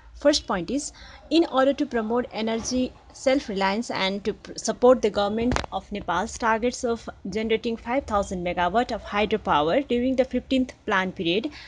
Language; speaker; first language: English; non-native, local second language; Nepali